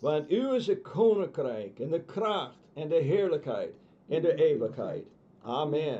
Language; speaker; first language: Dutch; non-native, fluent; English